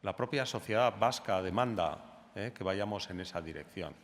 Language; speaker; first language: Spanish; native; Spanish